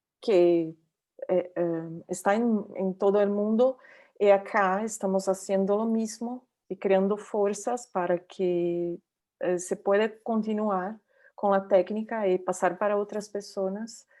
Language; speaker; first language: Spanish; non-native, learner; Portuguese